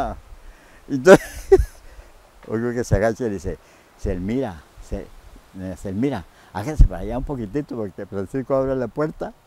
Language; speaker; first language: Spanish; native; Spanish